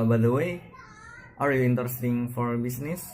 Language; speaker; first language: English; non-native, learner; Indonesian